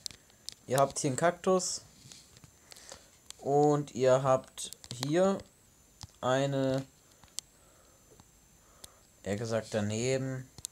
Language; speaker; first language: German; native; German